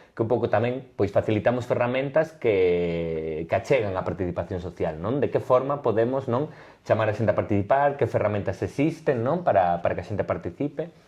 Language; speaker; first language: Galician; non-native, local second language; Spanish